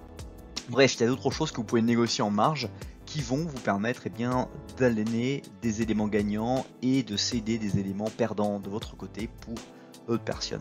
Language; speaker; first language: French; native; French